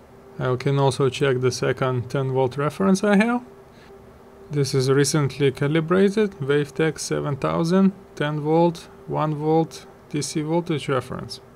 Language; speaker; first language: English; non-native, fluent; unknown